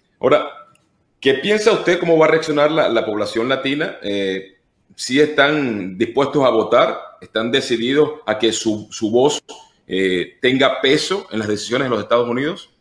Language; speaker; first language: Spanish; native; Spanish